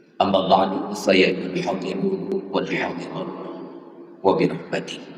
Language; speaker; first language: Malay; non-native, local second language; Achinese